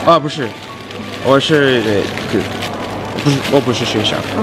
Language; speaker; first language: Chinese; non-native, learner; Korean